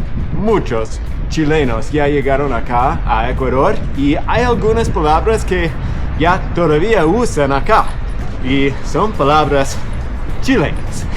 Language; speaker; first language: Spanish; non-native, fluent; English